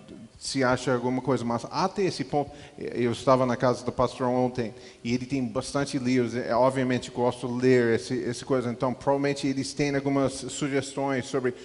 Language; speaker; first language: Portuguese; non-native, fluent; English